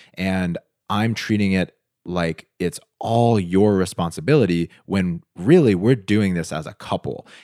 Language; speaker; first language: English; native; English